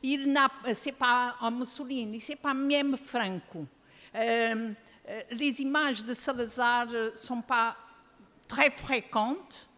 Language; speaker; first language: French; non-native, fluent; Portuguese